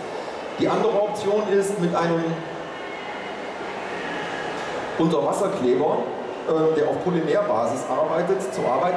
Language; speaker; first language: German; native; German